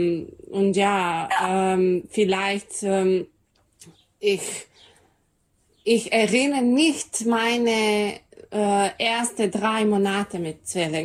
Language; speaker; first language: German; non-native, fluent; Serbian